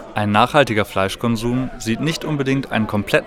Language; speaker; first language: German; native; German